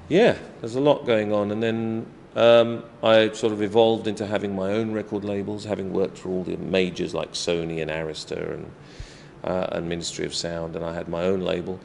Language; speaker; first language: English; native; English